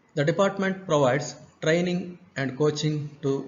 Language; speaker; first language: English; non-native, local second language; Kannada